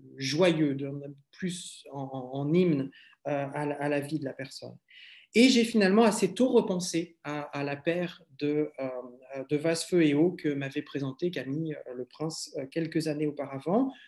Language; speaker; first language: French; native; French